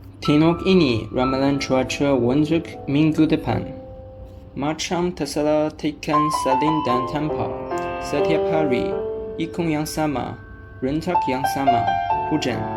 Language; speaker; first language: Malay; non-native, learner; Chinese